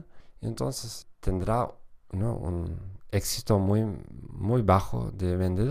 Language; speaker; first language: Spanish; non-native, fluent; German